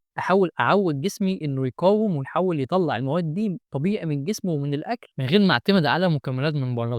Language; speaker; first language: Arabic; native; Arabic